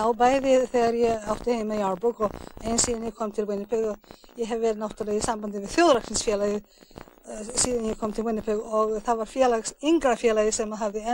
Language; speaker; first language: Icelandic; early bilingual, heritage; English